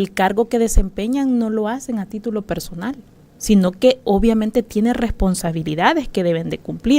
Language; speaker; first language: Spanish; native; Spanish